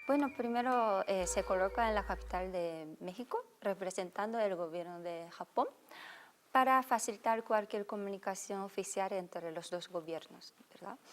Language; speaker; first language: Spanish; non-native, fluent; Japanese